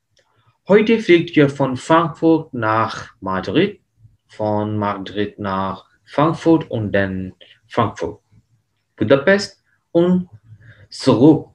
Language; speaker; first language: German; non-native, learner; Hindi